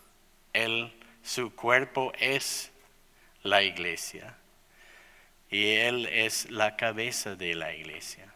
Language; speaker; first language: Spanish; non-native, fluent; English